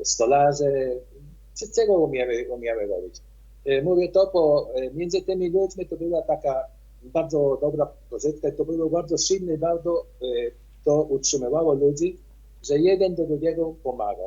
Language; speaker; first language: Polish; early bilingual, heritage; Polish